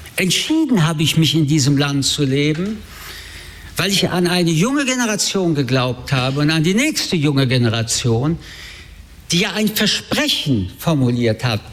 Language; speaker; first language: German; early bilingual, other home language; French